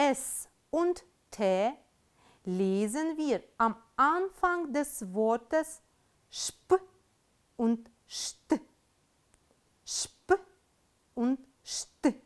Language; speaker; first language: German; non-native, fluent; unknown